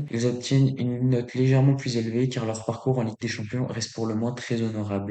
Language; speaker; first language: French; native; French